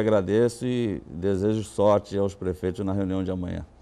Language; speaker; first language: Portuguese; native; Portuguese